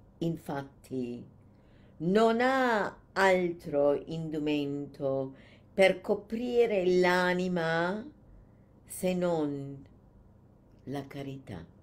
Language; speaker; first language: Italian; non-native, fluent; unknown